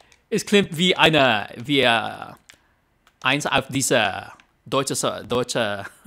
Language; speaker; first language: German; non-native, learner; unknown